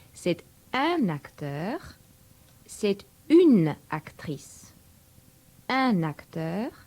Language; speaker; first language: French; non-native, fluent; English